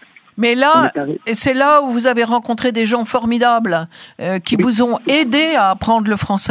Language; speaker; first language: French; native; French